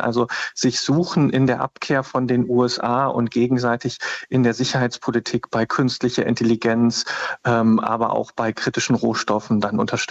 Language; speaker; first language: German; native; German